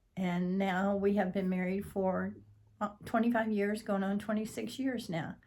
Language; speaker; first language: English; native; English